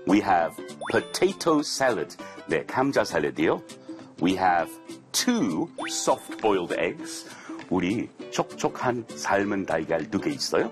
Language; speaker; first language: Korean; non-native, fluent; English